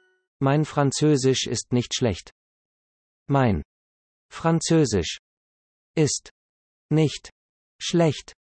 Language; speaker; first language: German; non-native, learner; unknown